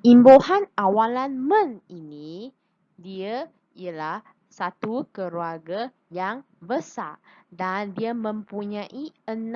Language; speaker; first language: Malay; non-native, local second language; Chinese